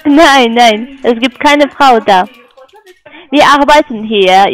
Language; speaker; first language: German; non-native, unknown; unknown